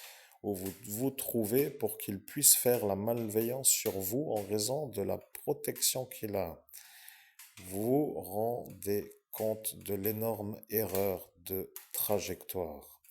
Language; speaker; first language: French; native; French